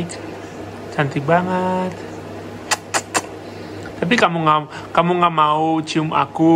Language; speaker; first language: Indonesian; non-native, learner; Spanish